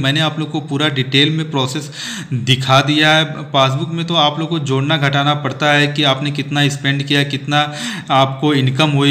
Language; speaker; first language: Hindi; native; Hindi